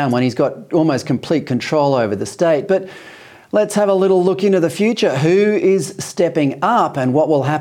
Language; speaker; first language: English; native; English